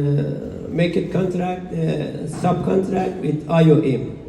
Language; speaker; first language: English; non-native, learner; Persian